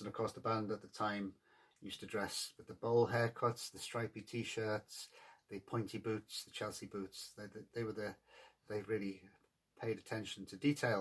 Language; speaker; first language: English; native; English